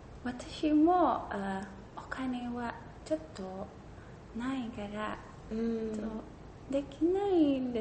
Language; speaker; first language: Japanese; non-native, learner; Indonesian